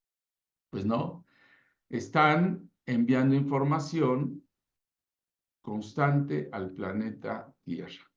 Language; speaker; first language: Spanish; native; Spanish